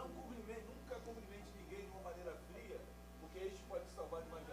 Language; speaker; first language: Portuguese; native; Portuguese